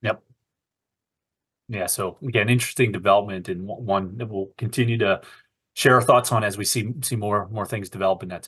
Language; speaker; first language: English; native; English